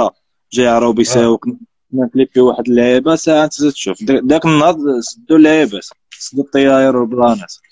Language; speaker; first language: Arabic; native; Arabic